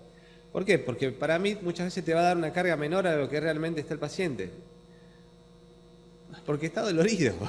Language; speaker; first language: Spanish; native; Spanish